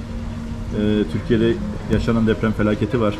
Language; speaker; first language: Turkish; native; Turkish